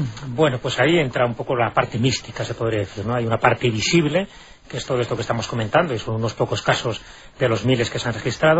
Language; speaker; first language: Spanish; native; Spanish